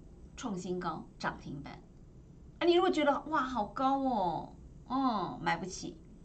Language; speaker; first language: Chinese; native; Chinese